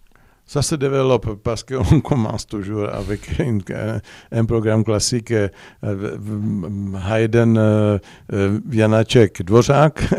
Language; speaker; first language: French; non-native, learner; Czech